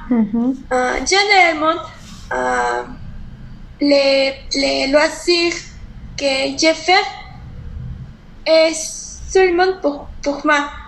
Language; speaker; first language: French; non-native, learner; Spanish